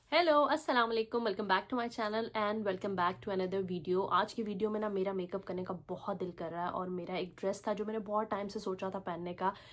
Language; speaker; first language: Urdu; native; Urdu